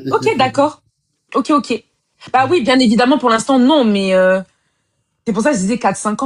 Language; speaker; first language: French; native; French